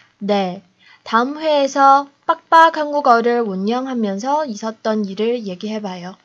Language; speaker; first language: Korean; non-native, fluent; Chinese